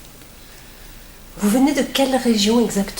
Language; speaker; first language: French; native; French